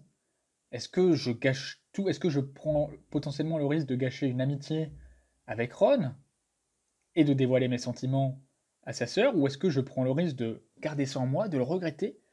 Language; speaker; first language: French; native; French